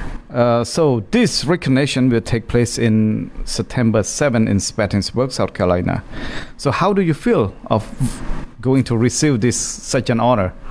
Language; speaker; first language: English; non-native, fluent; Khmer